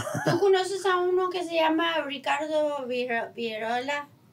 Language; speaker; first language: Spanish; early bilingual, heritage; Spanish